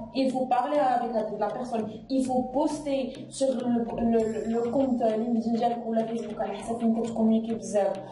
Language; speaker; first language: French; non-native, local second language; Arabic